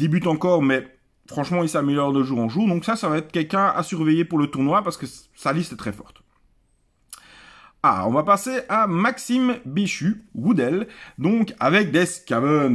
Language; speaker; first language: French; native; French